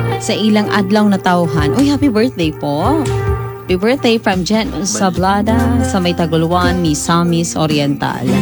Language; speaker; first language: Filipino; non-native, local second language; Cebuano